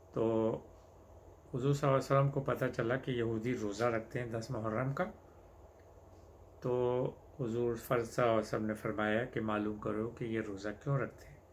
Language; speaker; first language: Hindi; native; Hindi